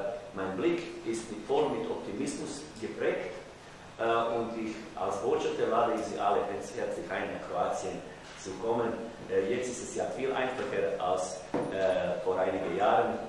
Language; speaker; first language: German; non-native, fluent; Croatian